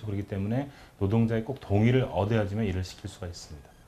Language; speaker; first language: Korean; native; Korean